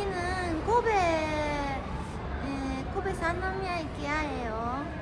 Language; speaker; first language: Korean; non-native, learner; Japanese